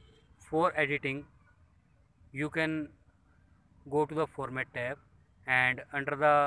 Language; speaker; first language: English; non-native, local second language; Hindi